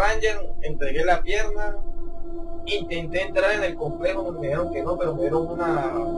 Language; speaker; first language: Spanish; native; Spanish